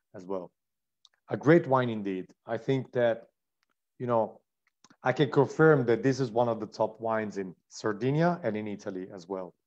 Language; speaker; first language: English; non-native, fluent; Italian